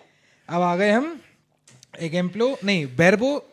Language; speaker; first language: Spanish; non-native, learner; Hindi